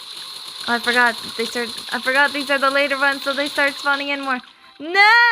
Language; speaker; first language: English; native; English